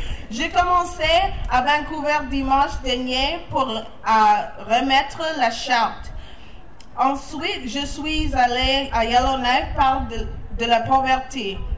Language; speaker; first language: French; non-native, learner; English